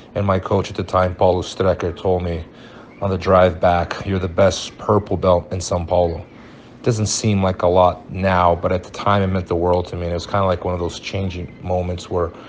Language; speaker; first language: English; early bilingual, other home language; Portuguese